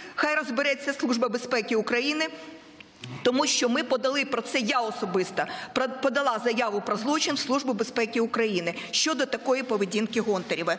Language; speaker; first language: Ukrainian; non-native, local second language; Russian